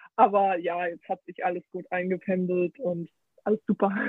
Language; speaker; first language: German; early bilingual, heritage; Danish